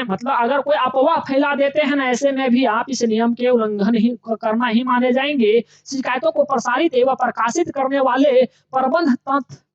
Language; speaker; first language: Hindi; native; Hindi